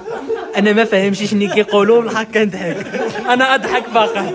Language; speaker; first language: Arabic; native; Arabic